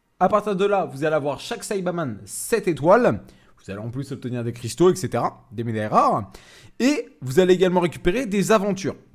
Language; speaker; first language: French; native; French